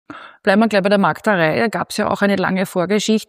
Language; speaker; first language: German; native; German